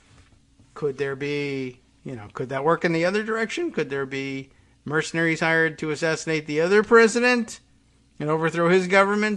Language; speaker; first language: English; native; English